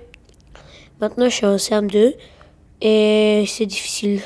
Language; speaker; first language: French; early bilingual, other home language; Ukrainian